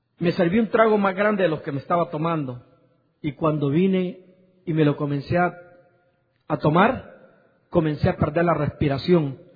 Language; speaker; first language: Spanish; native; Spanish